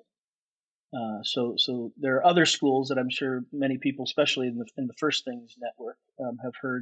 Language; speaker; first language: English; native; English